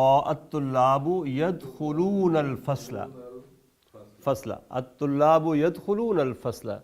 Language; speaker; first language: Arabic; non-native, fluent; Urdu